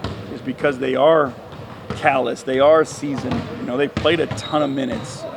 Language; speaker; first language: English; native; English